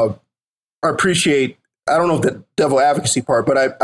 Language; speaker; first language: English; native; English